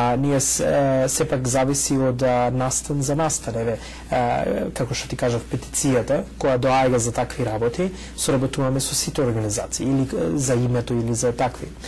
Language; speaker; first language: Macedonian; early bilingual, heritage; Macedonian